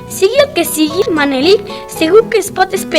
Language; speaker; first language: Catalan; native; Catalan